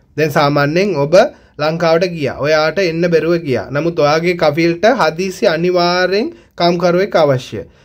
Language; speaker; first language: Sinhala; native; Sinhala